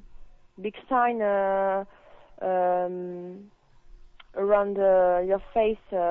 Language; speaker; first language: English; non-native, learner; French